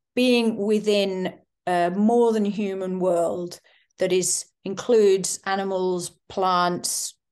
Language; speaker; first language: English; native; English